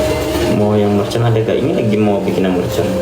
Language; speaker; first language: Indonesian; native; Indonesian